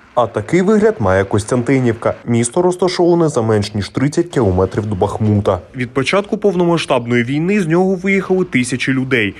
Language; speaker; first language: Ukrainian; native; Ukrainian